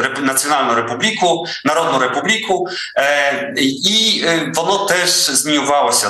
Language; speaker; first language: Ukrainian; non-native, fluent; Polish